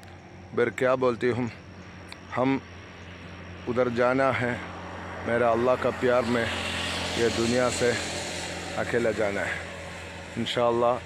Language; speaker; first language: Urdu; non-native, learner; Malayalam